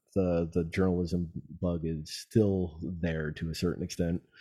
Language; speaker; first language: English; native; English